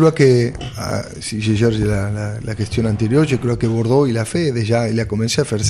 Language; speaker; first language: French; non-native, fluent; Spanish